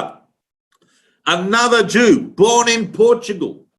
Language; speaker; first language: English; native; English